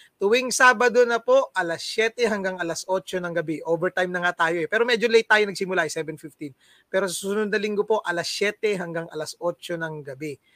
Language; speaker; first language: Filipino; non-native, local second language; Cebuano